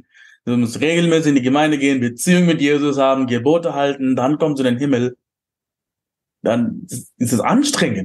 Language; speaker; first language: German; non-native, fluent; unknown